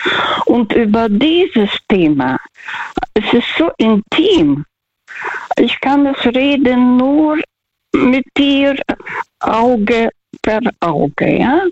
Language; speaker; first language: German; non-native, fluent; Russian